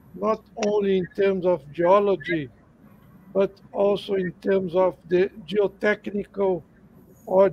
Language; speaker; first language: English; non-native, fluent; Portuguese